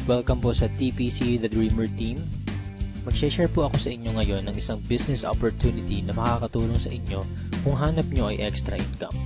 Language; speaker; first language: Filipino; native; Filipino